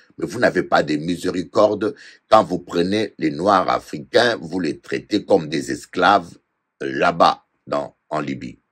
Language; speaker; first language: French; non-native, local second language; Lingala